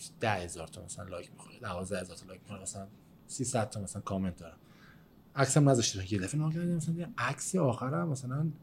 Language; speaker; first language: Persian; native; Persian